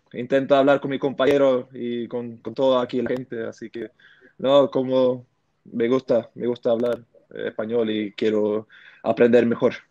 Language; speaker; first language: Spanish; early bilingual, heritage; Swedish